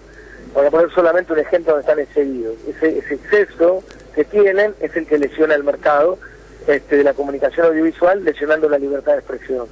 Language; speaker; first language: Spanish; native; Spanish